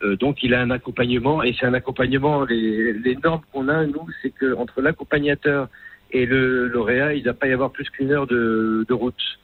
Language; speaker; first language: French; non-native, local second language; Arabic